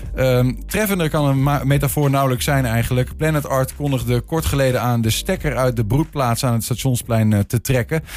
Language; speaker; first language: Dutch; native; Dutch